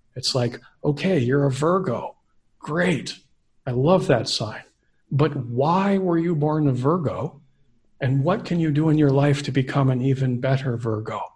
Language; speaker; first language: English; native; English